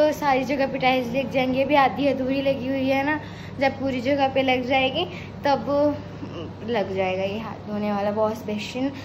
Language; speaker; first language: Hindi; non-native, local second language; Punjabi